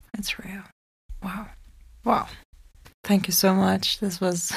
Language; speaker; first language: English; non-native, fluent; German